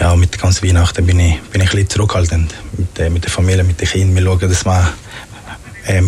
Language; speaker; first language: German; non-native, fluent; Spanish